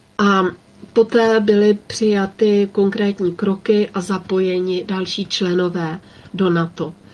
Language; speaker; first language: Czech; native; Czech